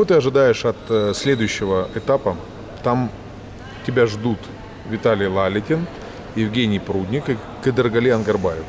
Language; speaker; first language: Russian; native; Russian